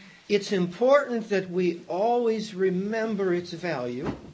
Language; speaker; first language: English; native; English